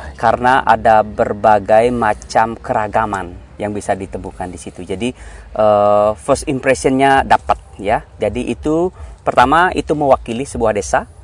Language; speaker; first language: Indonesian; native; Indonesian